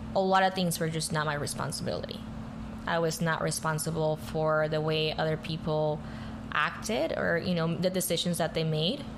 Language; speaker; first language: English; early bilingual, other home language; Spanish